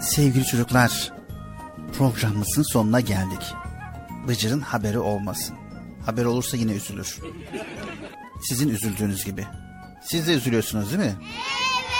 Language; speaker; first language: Turkish; native; Turkish